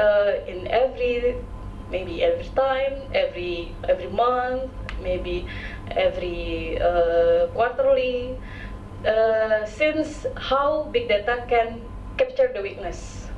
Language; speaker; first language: English; non-native, local second language; Indonesian